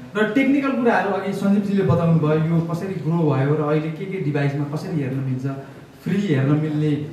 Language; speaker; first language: Nepali; native; Nepali